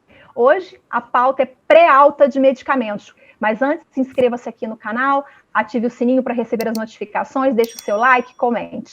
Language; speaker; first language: Portuguese; native; Portuguese